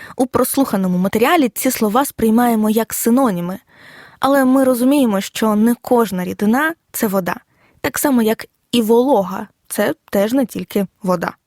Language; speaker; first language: Ukrainian; native; Ukrainian